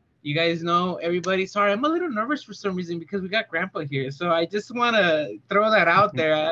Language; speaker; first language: English; early bilingual, other home language; Spanish